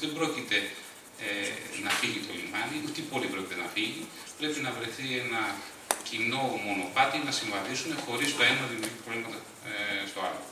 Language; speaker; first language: Greek; native; Greek